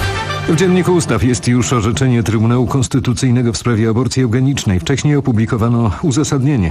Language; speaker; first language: Polish; native; Polish